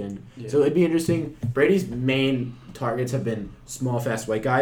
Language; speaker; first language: English; native; English